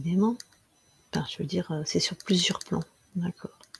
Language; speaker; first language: French; native; French